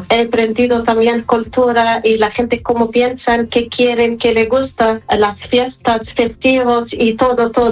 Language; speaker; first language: Spanish; non-native, learner; Arabic